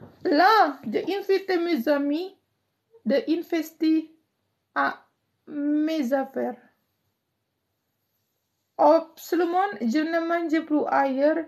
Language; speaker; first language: French; non-native, learner; Indonesian